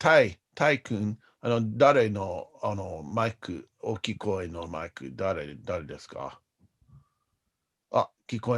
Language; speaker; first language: Japanese; non-native, learner; English